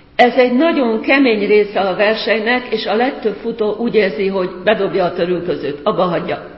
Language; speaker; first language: Hungarian; native; Hungarian